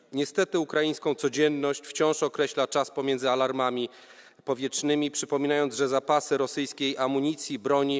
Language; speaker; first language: Polish; native; Polish